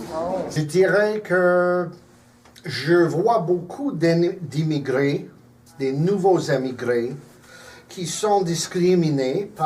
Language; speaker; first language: French; non-native, local second language; English